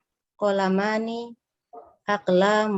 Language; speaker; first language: Arabic; non-native, learner; Indonesian